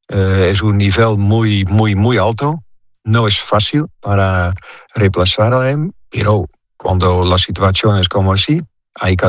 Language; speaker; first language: Spanish; non-native, fluent; Dutch